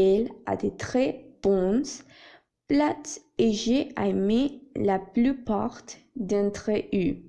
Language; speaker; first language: French; non-native, learner; Spanish